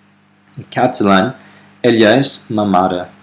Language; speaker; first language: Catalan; non-native, learner; English